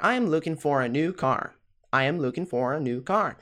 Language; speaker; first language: English; non-native, fluent; Portuguese